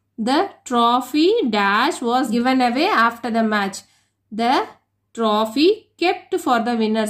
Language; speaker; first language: English; non-native, local second language; Tamil